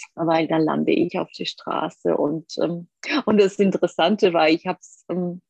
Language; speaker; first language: German; non-native, fluent; Georgian